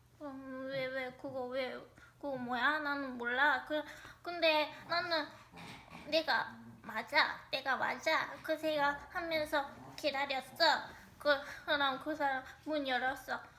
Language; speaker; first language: Korean; non-native, learner; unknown